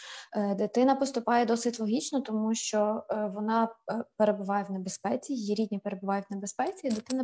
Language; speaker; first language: Ukrainian; native; Ukrainian